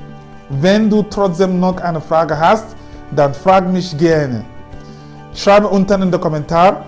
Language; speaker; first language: German; non-native, fluent; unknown